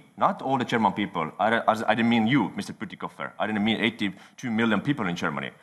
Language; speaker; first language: English; non-native, fluent; Estonian